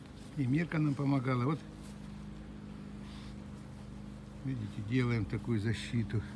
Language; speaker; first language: Russian; native; Russian